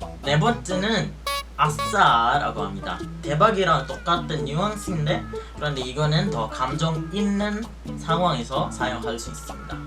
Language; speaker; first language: Korean; non-native, fluent; Filipino